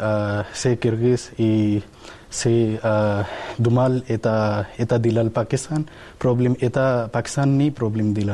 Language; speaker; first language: Russian; non-native, learner; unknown